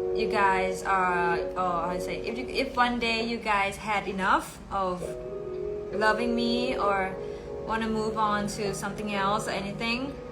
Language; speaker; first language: English; non-native, fluent; Thai